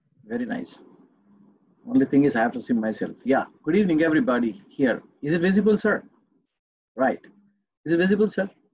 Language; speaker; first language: English; non-native, local second language; Telugu